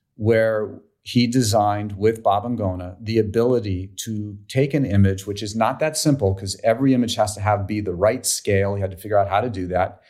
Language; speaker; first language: English; native; English